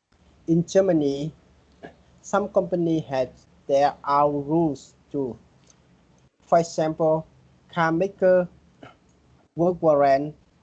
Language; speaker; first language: English; non-native, learner; Vietnamese